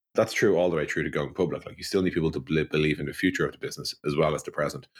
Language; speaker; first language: English; native; English